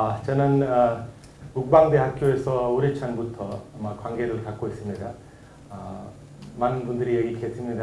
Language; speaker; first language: Korean; non-native, learner; Hindi